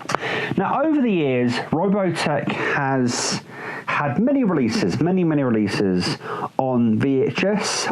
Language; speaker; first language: English; native; English